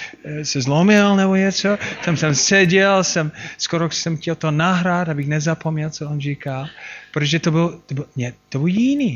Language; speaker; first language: Czech; non-native, fluent; English